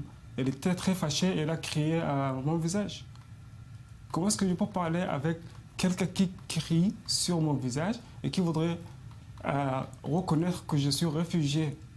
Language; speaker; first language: French; non-native, fluent; Arabic